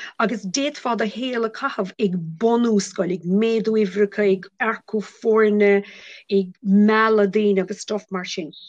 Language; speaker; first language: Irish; non-native, local second language; English